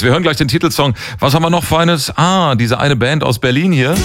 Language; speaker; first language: German; native; German